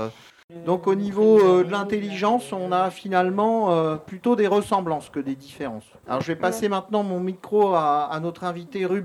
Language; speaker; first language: French; native; French